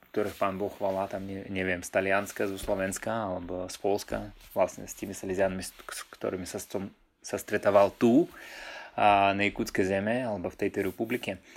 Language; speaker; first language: Slovak; non-native, fluent; Russian